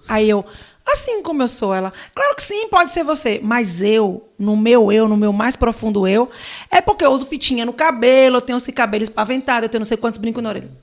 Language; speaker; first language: Portuguese; native; Portuguese